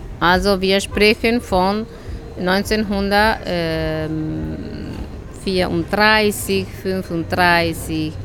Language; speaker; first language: German; non-native, learner; Spanish